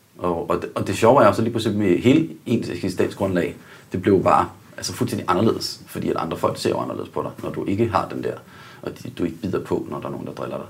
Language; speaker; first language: Danish; native; Danish